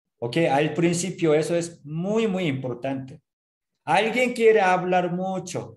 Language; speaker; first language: Spanish; non-native, learner; Korean